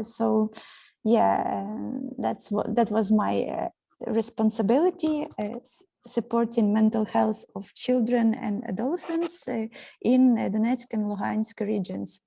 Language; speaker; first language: English; non-native, fluent; Ukrainian